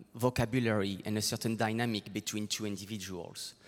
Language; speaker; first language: English; non-native, fluent; French